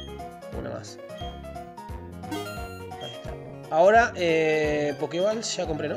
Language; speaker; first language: Spanish; native; Spanish